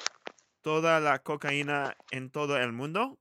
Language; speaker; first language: Spanish; non-native, learner; English